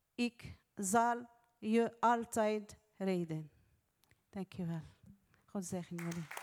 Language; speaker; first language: Dutch; non-native, learner; Arabic